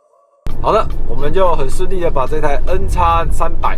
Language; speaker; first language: Chinese; native; Chinese